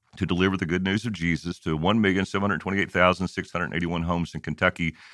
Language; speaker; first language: English; native; English